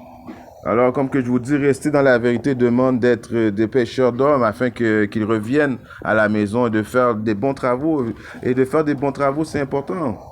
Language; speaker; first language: French; native; French